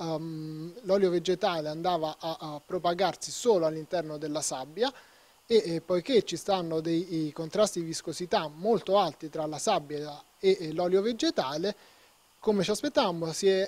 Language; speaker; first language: Italian; native; Italian